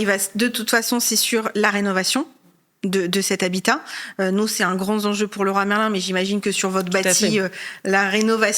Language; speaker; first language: French; native; French